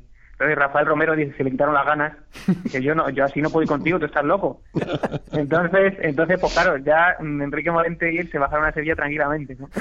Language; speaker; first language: Spanish; native; Spanish